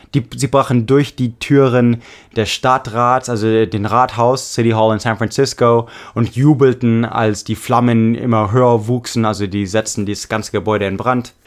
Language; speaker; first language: German; non-native, fluent; English